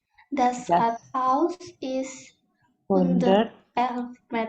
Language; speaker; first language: German; non-native, learner; Indonesian